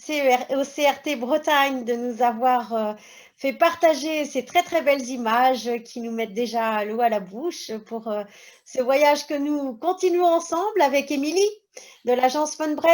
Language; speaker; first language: French; native; French